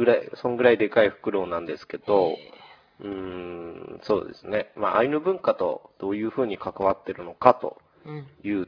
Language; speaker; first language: Japanese; native; Japanese